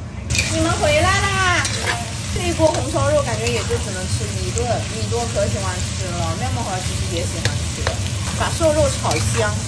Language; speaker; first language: Chinese; native; Chinese